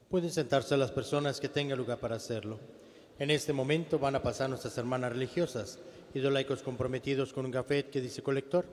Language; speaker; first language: Spanish; native; Spanish